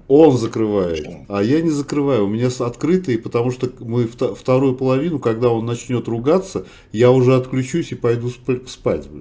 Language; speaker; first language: Russian; non-native, local second language; Uzbek